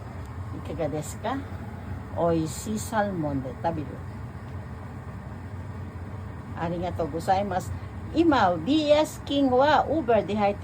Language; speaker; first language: Japanese; non-native, learner; Filipino